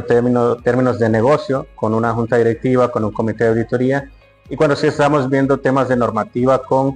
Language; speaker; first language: Spanish; native; Spanish